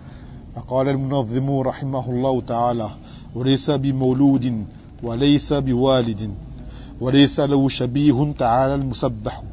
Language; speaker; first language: Arabic; non-native, fluent; French